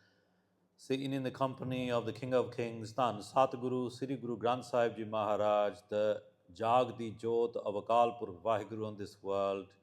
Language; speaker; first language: English; early bilingual, heritage; Punjabi